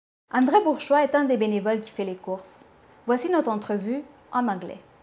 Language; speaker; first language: French; native; French